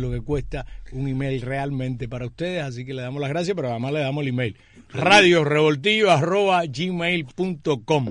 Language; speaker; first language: Spanish; native; Spanish